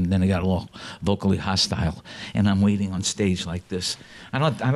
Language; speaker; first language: English; native; English